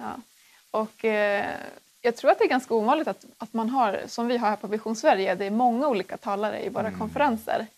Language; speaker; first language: Swedish; native; Swedish